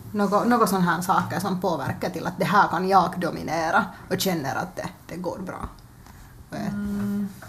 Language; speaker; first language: Swedish; native; Swedish